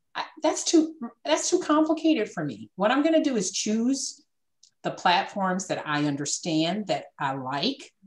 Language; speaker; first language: English; native; English